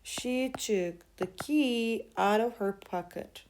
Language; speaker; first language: English; non-native, fluent; Turkish